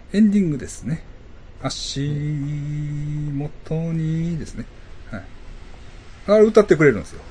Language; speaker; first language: Japanese; native; Japanese